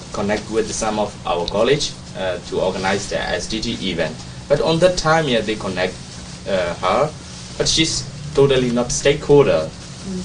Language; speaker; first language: English; non-native, learner; Burmese